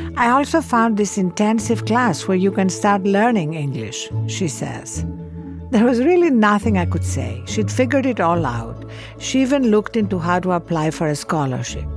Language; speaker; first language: English; non-native, fluent; Greek